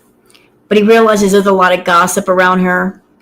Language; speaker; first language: English; native; English